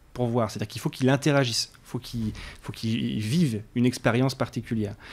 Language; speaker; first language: French; native; French